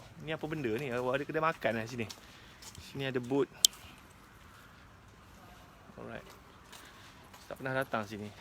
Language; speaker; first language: Malay; native; Malay